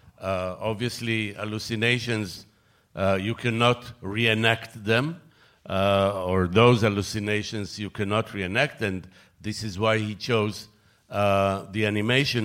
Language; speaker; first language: English; non-native, fluent; Hebrew